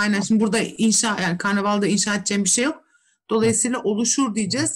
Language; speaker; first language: Turkish; native; Turkish